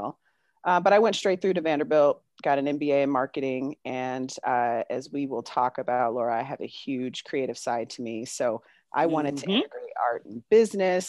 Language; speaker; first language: English; native; English